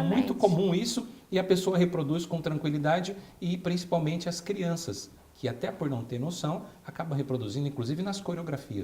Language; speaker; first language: Portuguese; native; Portuguese